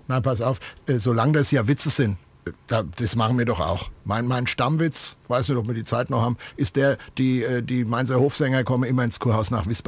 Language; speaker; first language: German; native; German